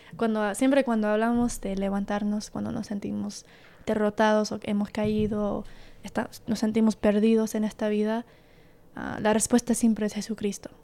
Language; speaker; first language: Spanish; early bilingual, heritage; Spanish